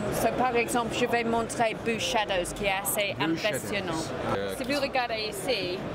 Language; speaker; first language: French; non-native, fluent; English